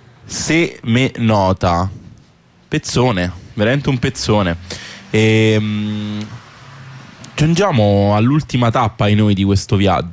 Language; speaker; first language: Italian; native; Italian